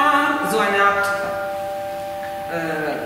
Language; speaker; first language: German; non-native, fluent; Russian